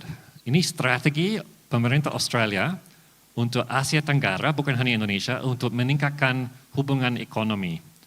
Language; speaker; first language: Indonesian; non-native, fluent; English